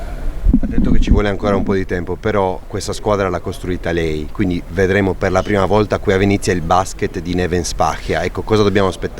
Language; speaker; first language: Italian; native; Italian